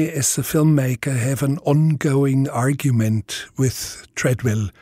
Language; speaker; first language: English; non-native, fluent; German